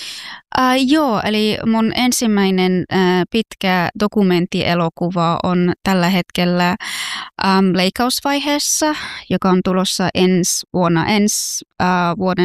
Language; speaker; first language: Finnish; non-native, fluent; Persian